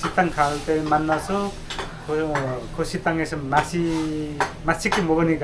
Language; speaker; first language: Korean; non-native, learner; Nepali